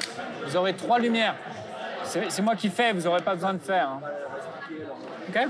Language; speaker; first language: French; native; French